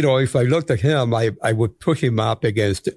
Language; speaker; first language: English; non-native, fluent; Spanish